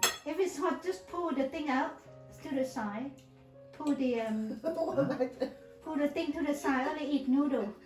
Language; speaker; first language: English; non-native, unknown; Thai